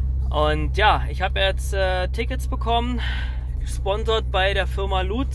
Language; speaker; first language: German; native; German